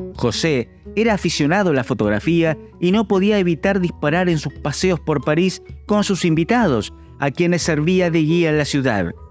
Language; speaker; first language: Spanish; native; Spanish